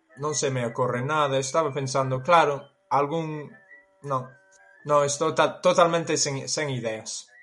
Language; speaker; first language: Galician; non-native, fluent; English